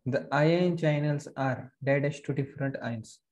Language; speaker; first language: English; non-native, local second language; Marathi